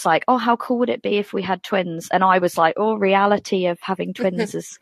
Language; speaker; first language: English; native; English